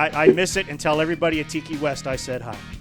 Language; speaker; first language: English; native; English